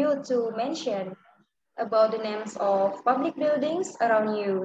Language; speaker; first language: English; non-native, learner; Indonesian